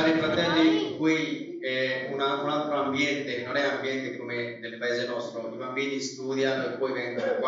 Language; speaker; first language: Italian; non-native, fluent; Bangla